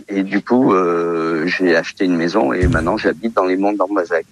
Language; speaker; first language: French; early bilingual, other home language; Portuguese